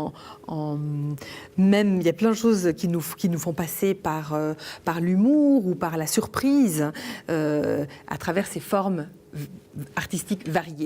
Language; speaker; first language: French; native; French